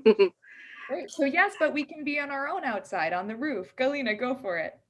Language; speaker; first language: English; native; English